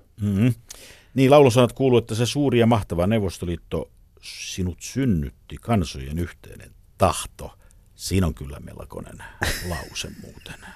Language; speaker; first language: Finnish; native; Finnish